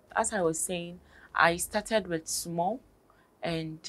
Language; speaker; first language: English; non-native, local second language; Akan